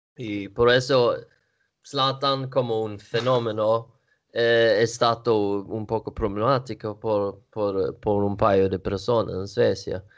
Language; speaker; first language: Italian; non-native, learner; Swedish